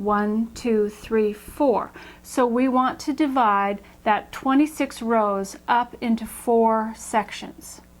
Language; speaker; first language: English; native; English